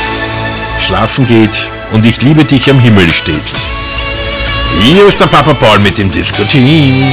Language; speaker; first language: German; native; German